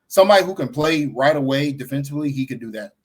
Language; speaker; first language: English; native; English